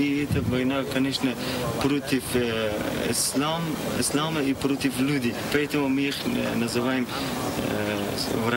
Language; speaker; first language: Russian; non-native, learner; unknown